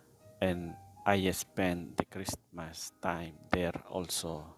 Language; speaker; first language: English; non-native, learner; Spanish